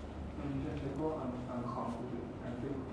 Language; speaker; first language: French; non-native, learner; Khmer